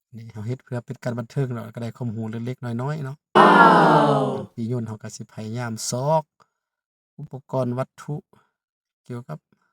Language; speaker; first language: Lao; native; Lao